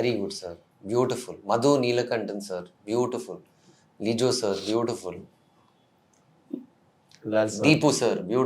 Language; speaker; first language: Malayalam; non-native, learner; Tamil